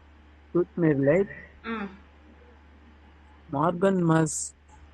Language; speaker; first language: German; non-native, learner; Tamil